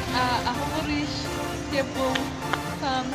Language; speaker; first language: Slovak; non-native, learner; Russian